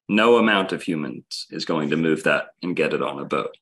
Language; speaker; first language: English; native; English